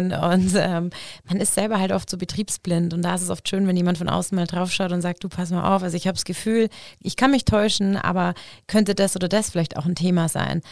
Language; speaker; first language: German; native; German